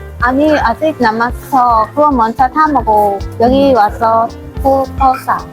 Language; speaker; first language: Korean; non-native, learner; Vietnamese